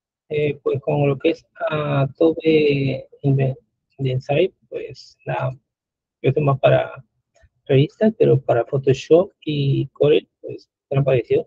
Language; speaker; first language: Spanish; native; Spanish